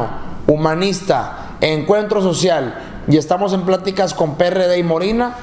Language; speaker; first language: Spanish; native; Spanish